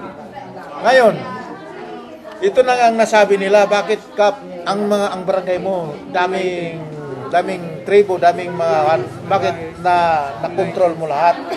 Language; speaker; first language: Filipino; non-native, local second language; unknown